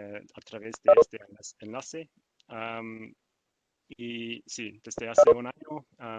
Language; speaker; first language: Spanish; non-native, learner; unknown